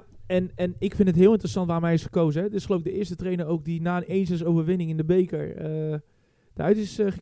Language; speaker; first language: Dutch; native; Dutch